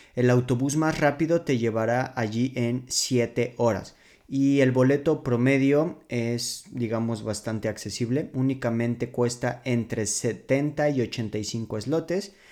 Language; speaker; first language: Spanish; native; Spanish